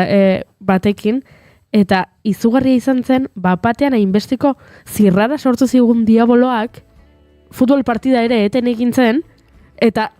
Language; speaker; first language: Basque; native; Basque